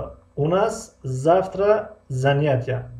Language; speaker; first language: Russian; non-native, fluent; Tajik